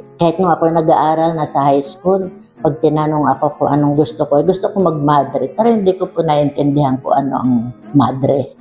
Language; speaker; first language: Filipino; non-native, local second language; Bikol